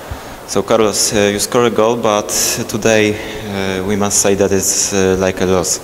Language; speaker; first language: English; non-native, fluent; Polish